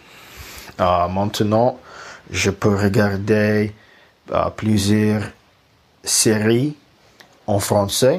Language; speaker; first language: French; non-native, learner; Russian